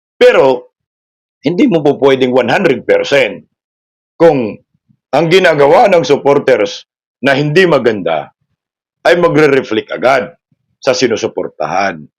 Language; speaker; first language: Filipino; non-native, local second language; Cebuano